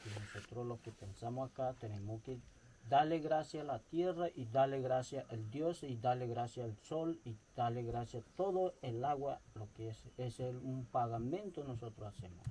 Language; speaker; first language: Spanish; non-native, local second language; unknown